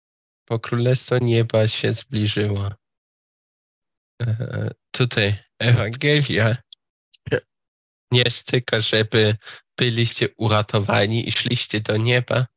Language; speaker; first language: Polish; non-native, fluent; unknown